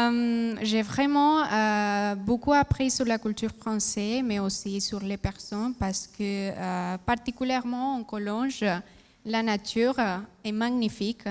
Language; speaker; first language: French; non-native, fluent; Spanish